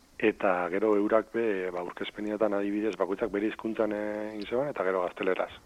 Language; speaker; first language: Basque; native; Basque